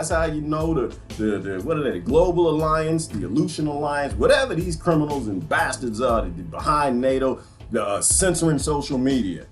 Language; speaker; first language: English; native; English